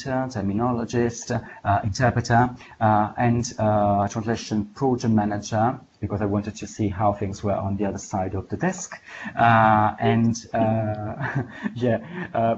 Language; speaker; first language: English; non-native, fluent; Italian